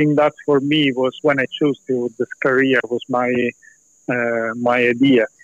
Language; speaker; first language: English; non-native, fluent; Italian